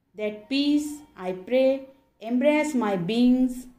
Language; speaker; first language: English; non-native, local second language; Marathi